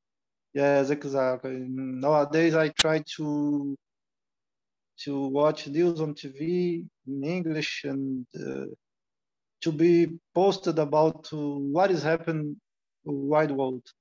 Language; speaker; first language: English; non-native, learner; Portuguese